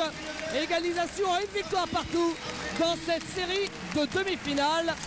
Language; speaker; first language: French; native; French